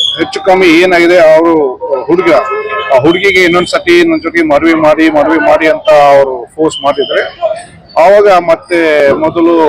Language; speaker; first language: Kannada; non-native, fluent; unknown